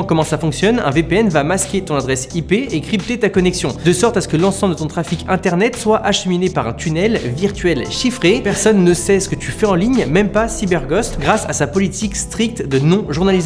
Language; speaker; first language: French; native; French